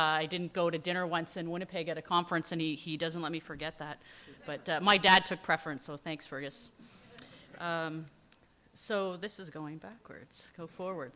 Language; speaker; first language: English; native; English